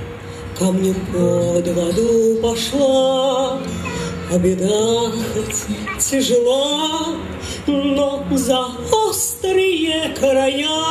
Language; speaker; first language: Russian; native; Russian